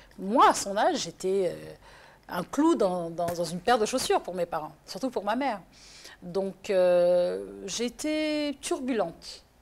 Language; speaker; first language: French; native; French